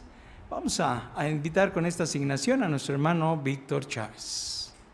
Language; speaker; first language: Spanish; native; Spanish